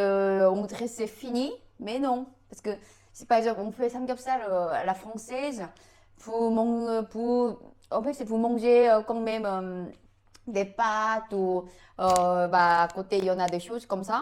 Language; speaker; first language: French; non-native, learner; Korean